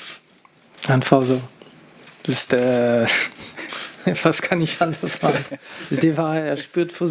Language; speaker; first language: German; non-native, fluent; French